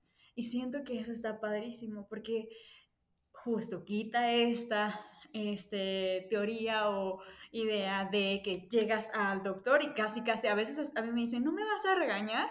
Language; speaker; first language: Spanish; native; Spanish